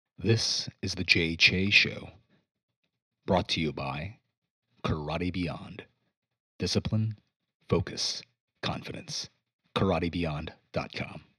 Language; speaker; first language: English; early bilingual, other home language; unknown